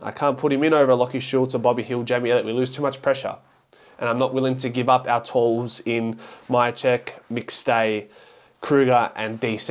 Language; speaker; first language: English; native; English